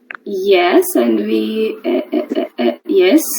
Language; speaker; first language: English; non-native, learner; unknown